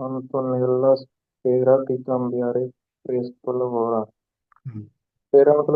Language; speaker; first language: Italian; non-native, learner; Hindi